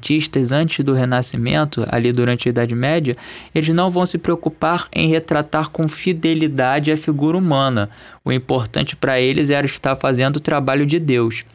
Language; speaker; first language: Portuguese; native; Portuguese